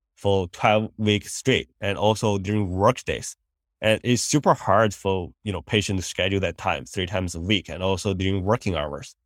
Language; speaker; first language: English; non-native, fluent; Chinese